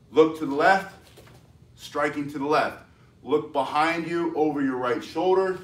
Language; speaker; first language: English; native; English